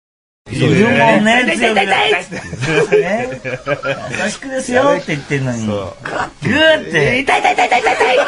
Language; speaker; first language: Japanese; native; Japanese